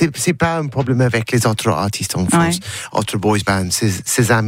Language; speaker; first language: French; non-native, learner; English